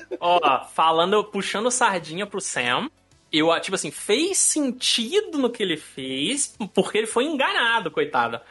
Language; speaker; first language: Portuguese; native; Portuguese